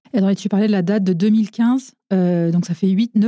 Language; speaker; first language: French; native; French